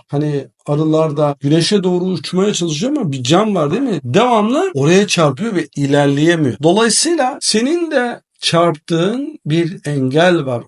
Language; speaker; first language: Turkish; native; Turkish